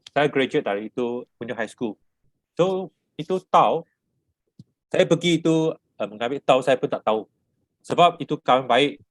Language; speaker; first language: Malay; non-native, local second language; Chinese